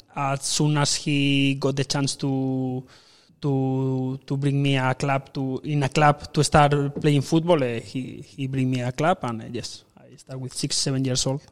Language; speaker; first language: English; non-native, fluent; Spanish